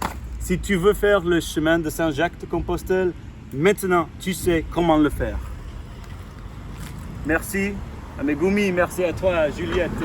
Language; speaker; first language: French; non-native, fluent; English